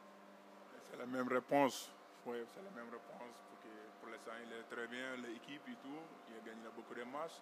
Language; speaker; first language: French; non-native, local second language; Wolof